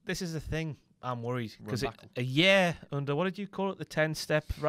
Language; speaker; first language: English; native; English